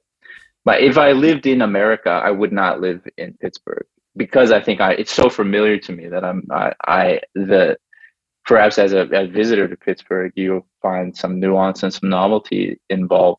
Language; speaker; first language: English; native; English